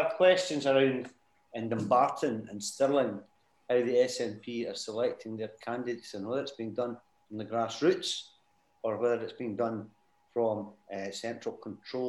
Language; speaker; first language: English; native; English